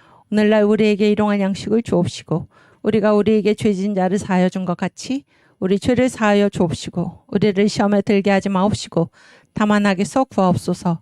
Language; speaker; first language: Korean; native; Korean